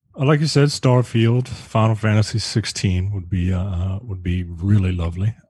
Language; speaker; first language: English; native; English